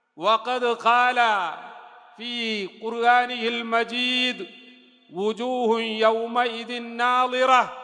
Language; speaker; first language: Arabic; non-native, fluent; Malayalam